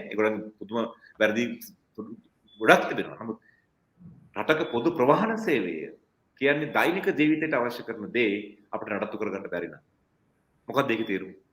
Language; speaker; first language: Sinhala; non-native, local second language; Tamil